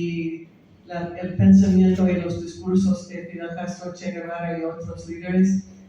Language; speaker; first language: Spanish; non-native, learner; English